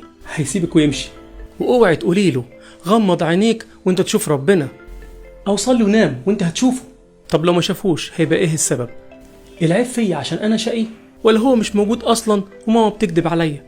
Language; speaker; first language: Arabic; native; Arabic